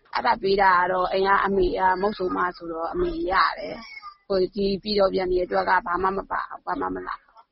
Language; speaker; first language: Burmese; native; Burmese